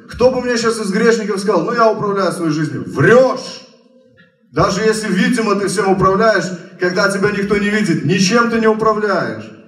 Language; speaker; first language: Russian; native; Russian